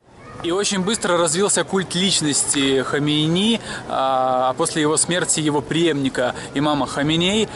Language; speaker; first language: Russian; native; Russian